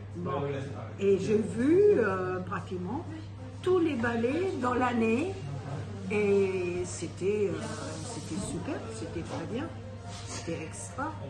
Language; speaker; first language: French; non-native, fluent; German